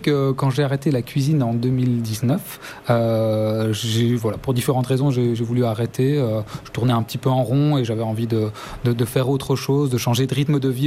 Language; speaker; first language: French; native; French